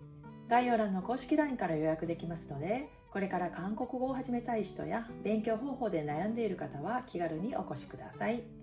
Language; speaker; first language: Japanese; early bilingual, heritage; Japanese